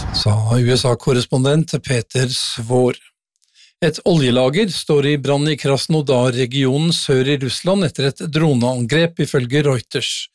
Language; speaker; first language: Norwegian; native; Norwegian